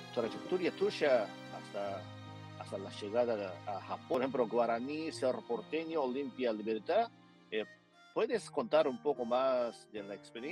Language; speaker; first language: Spanish; non-native, fluent; Japanese